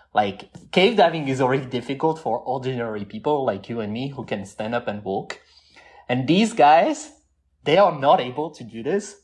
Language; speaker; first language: English; non-native, fluent; French